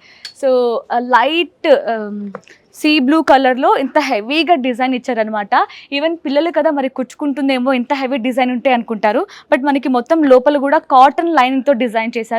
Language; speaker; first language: Telugu; native; Telugu